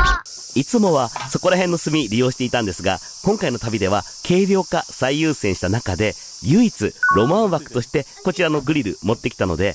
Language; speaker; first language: Japanese; native; Japanese